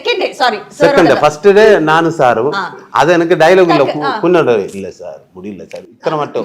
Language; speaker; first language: Tamil; non-native, learner; Malayalam